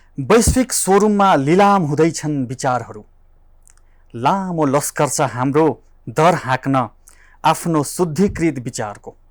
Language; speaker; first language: Nepali; native; Nepali